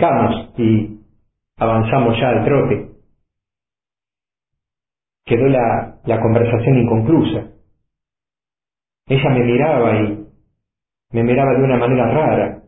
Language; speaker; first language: Spanish; native; Spanish